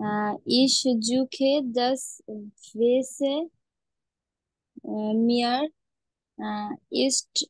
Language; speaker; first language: German; non-native, learner; Bangla